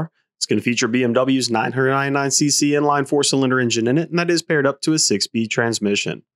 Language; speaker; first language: English; native; English